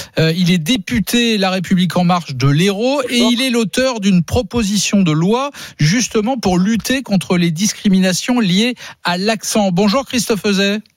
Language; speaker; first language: French; native; French